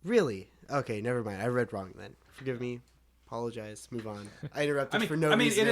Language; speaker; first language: English; native; English